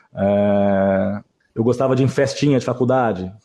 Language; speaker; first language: Portuguese; native; Portuguese